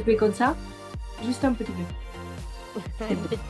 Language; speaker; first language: French; non-native, learner; Italian